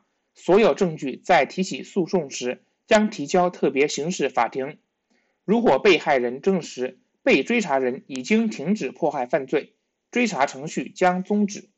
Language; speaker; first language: Chinese; native; Chinese